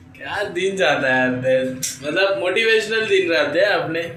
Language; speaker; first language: Hindi; non-native, local second language; Marathi